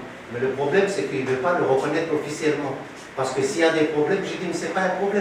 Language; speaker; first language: French; native; French